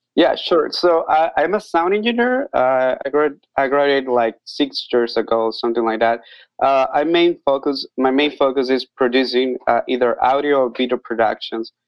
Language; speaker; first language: English; non-native, learner; Spanish